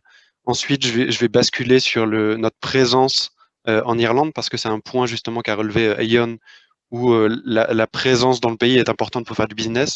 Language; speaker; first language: French; native; French